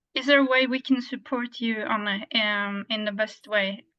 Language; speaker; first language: English; non-native, fluent; Norwegian